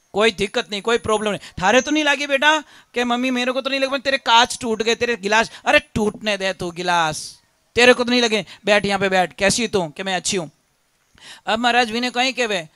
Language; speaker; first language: Hindi; native; Hindi